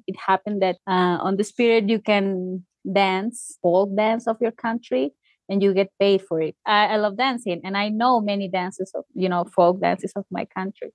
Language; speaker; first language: English; non-native, fluent; Spanish